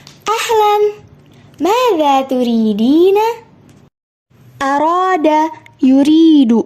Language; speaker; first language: Arabic; non-native, learner; Indonesian